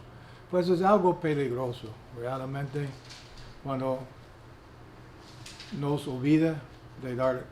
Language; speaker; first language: Spanish; non-native, fluent; English